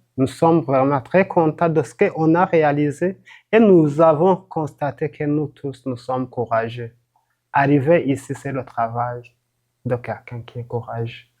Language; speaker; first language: French; non-native, local second language; Rundi